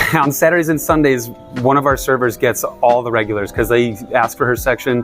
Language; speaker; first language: English; native; English